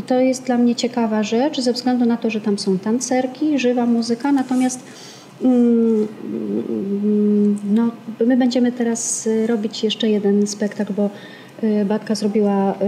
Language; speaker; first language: Polish; native; Polish